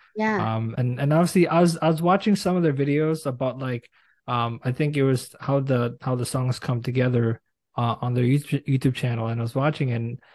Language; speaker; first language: English; native; English